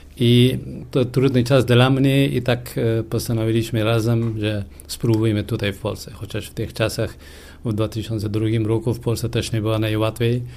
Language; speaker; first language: Polish; non-native, fluent; Persian